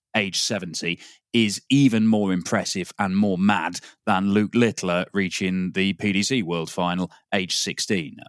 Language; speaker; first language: English; native; English